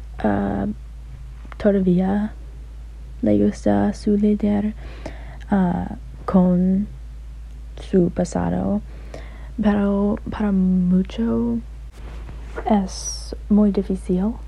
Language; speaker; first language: Spanish; non-native, learner; English